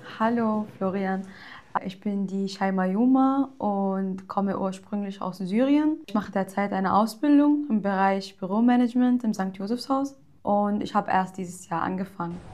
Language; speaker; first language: German; early bilingual, other home language; Arabic